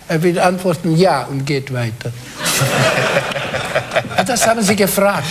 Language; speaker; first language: German; non-native, fluent; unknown